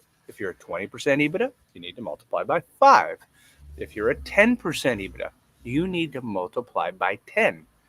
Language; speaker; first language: English; native; English